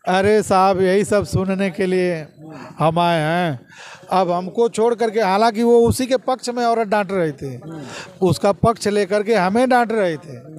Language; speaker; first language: Hindi; native; Hindi